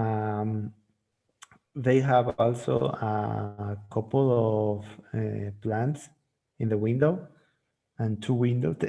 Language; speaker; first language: English; non-native, learner; Spanish